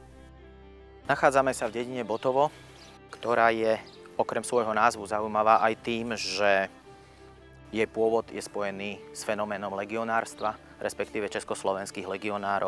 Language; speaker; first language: Slovak; native; Slovak